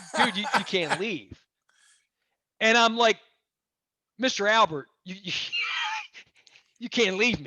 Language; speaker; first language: English; native; English